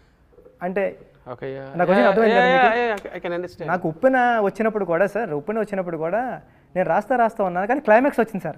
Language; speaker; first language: Telugu; native; Telugu